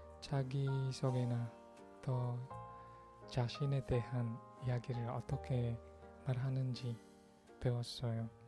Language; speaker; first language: Korean; non-native, learner; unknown